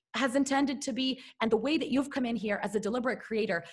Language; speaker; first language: English; early bilingual, other home language; Russian